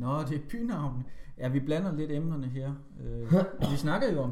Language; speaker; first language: Danish; native; Danish